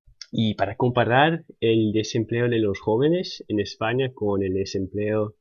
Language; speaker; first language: Spanish; non-native, fluent; English